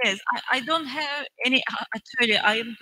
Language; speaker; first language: English; non-native, learner; Turkish